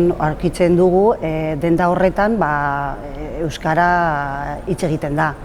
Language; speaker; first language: Basque; non-native, local second language; Spanish